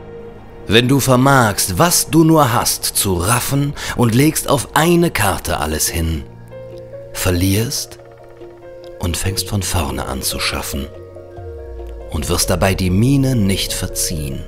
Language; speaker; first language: German; native; German